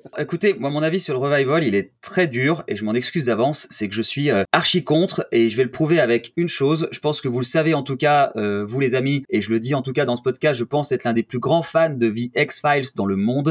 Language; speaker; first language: French; native; French